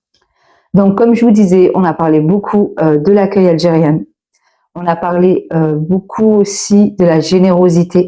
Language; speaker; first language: French; native; French